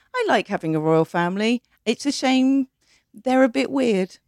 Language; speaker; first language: English; native; English